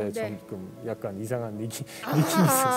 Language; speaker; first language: Korean; non-native, fluent; Russian